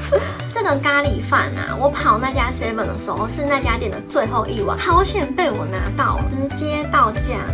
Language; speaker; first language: Chinese; native; Chinese